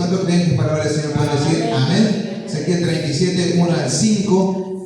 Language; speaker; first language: Spanish; native; Spanish